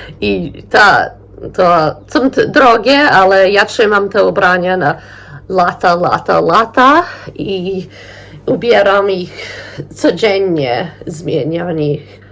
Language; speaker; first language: Polish; early bilingual, heritage; Polish